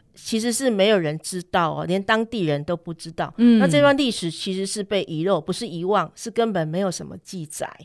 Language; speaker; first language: Chinese; native; Chinese